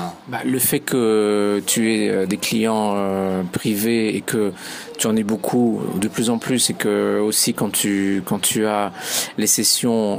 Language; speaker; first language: French; native; French